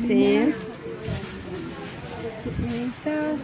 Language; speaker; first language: Spanish; non-native, learner; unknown